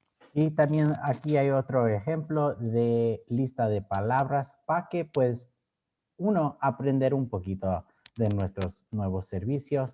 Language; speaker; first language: Spanish; early bilingual, other home language; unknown